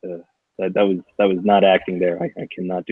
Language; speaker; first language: English; native; English